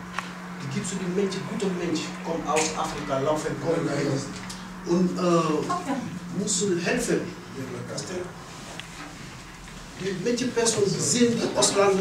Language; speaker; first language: German; non-native, learner; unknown